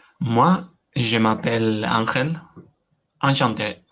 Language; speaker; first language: French; non-native, learner; Basque